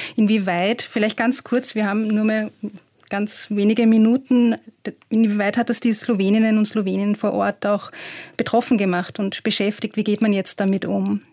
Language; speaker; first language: German; native; German